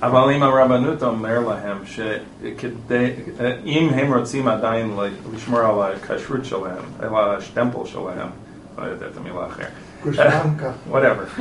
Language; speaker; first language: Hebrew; non-native, learner; English